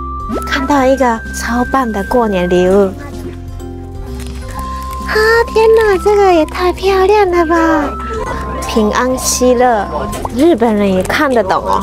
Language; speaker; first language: Chinese; non-native, fluent; Japanese